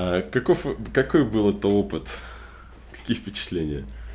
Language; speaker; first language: Russian; native; Russian